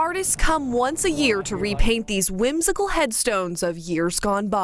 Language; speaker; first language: English; native; English